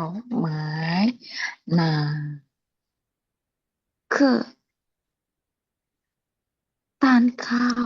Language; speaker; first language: Chinese; non-native, learner; Indonesian